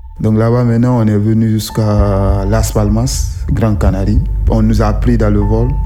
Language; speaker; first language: French; non-native, local second language; Susu